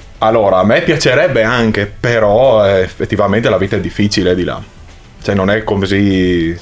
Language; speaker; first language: Italian; native; Italian